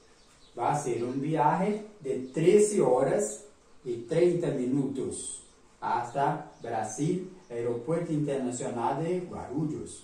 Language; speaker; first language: Spanish; non-native, learner; Portuguese